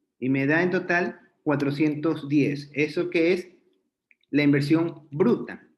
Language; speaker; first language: Spanish; native; Spanish